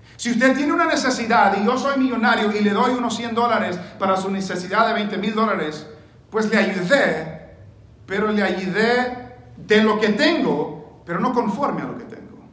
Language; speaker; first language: Spanish; early bilingual, heritage; Spanish